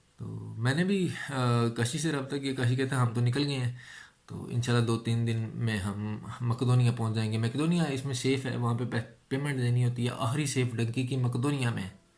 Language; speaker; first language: Urdu; non-native, local second language; Punjabi